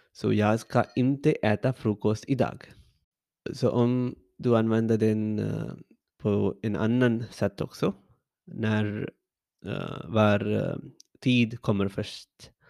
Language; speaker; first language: Swedish; non-native, learner; English